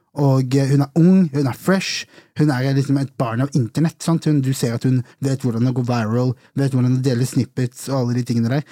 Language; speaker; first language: Norwegian; early bilingual, other home language; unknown